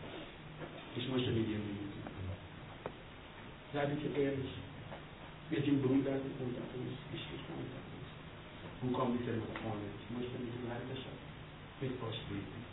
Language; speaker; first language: German; non-native, learner; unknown